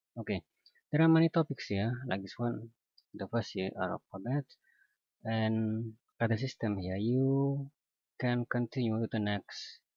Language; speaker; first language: English; non-native, learner; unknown